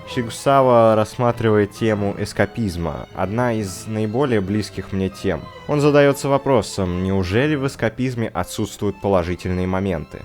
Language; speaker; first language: Russian; native; Russian